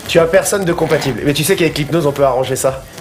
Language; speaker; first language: French; native; French